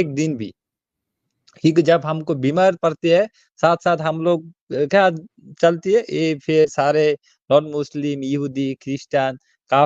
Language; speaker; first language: Hindi; non-native, learner; Bangla